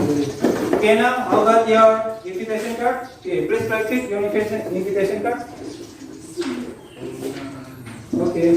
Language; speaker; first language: English; non-native, learner; Indonesian